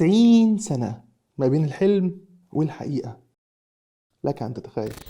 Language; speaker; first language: Arabic; native; Arabic